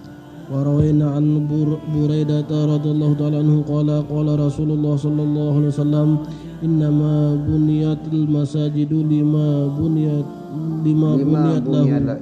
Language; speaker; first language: Arabic; non-native, fluent; Indonesian